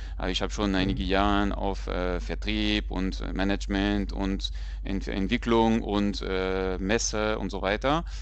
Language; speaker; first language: German; non-native, fluent; French